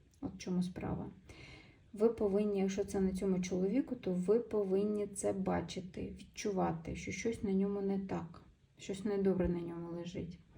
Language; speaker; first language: Ukrainian; non-native, local second language; Russian